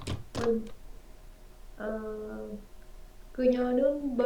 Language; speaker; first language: Korean; non-native, learner; Vietnamese